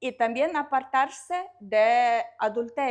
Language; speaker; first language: Spanish; non-native, learner; Russian